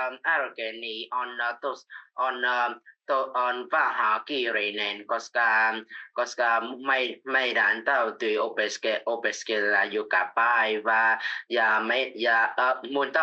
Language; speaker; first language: Finnish; non-native, learner; Vietnamese